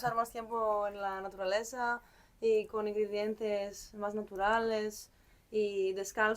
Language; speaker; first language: Spanish; non-native, learner; Greek